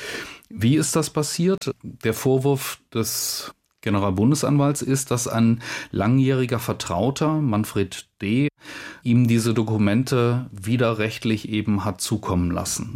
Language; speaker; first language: German; native; German